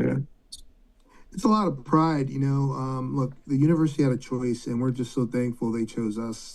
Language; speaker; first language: English; native; English